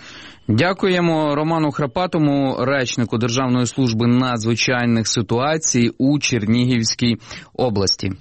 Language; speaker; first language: Ukrainian; native; Ukrainian